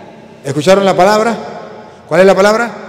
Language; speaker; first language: Spanish; native; Spanish